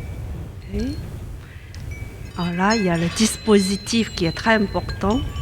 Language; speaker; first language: French; non-native, fluent; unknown